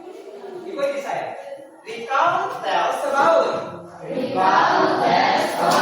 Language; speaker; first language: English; non-native, learner; Indonesian